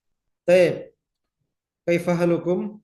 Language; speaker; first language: Arabic; non-native, fluent; Indonesian